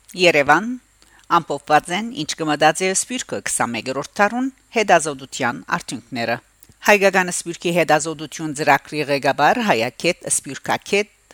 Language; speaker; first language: Armenian; early bilingual, heritage; Armenian